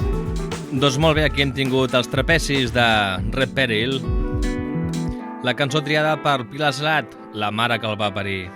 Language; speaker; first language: Catalan; native; Catalan